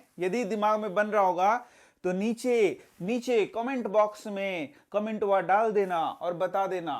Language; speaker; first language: Hindi; native; Hindi